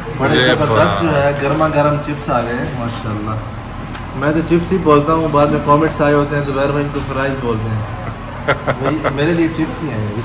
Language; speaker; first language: Urdu; native; Urdu